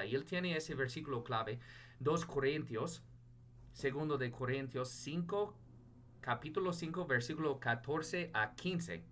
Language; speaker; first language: Spanish; non-native, fluent; English